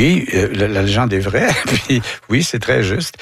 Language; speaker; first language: French; native; French